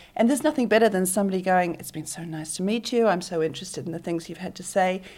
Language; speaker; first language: English; native; English